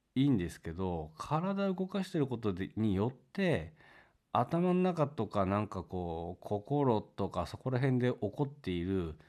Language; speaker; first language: Japanese; native; Japanese